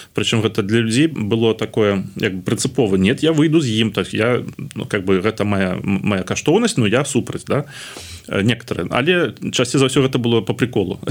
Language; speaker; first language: Belarusian; non-native, local second language; Russian